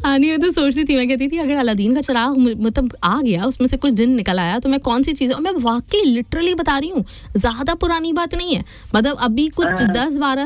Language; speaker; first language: Urdu; native; Urdu